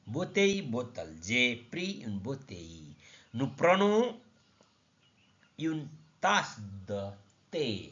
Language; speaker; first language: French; non-native, learner; Nepali